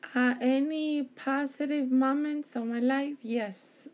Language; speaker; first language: English; early bilingual, other home language; Spanish